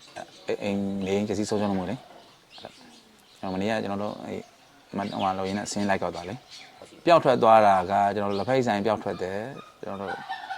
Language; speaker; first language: Burmese; native; Burmese